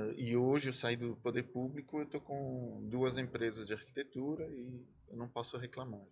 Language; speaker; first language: Portuguese; non-native, fluent; French